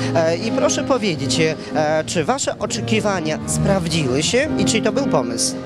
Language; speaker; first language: Polish; native; Polish